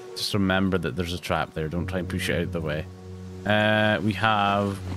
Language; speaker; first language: English; native; English